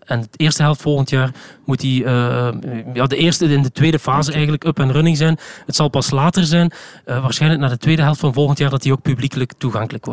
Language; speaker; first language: Dutch; native; Dutch